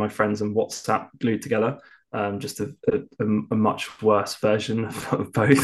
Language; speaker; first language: English; native; English